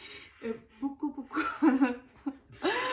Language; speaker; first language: French; non-native, learner; Korean